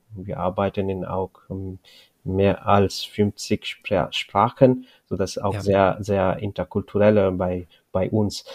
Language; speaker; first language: German; non-native, learner; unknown